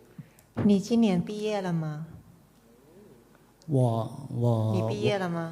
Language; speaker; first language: Chinese; non-native, learner; Lao